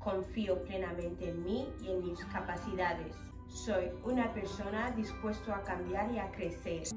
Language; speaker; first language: Spanish; non-native, local second language; Fang